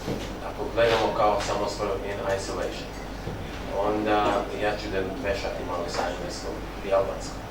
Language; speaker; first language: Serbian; non-native, local second language; Albanian